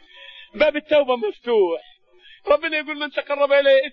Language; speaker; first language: Arabic; native; Arabic